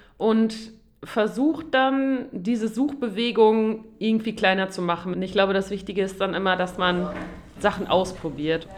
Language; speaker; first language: German; native; German